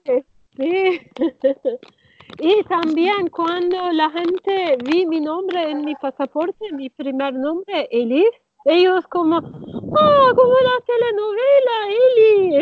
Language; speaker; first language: Spanish; non-native, learner; Turkish